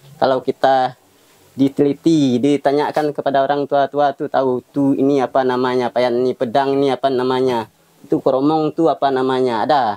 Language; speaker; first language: Indonesian; non-native, local second language; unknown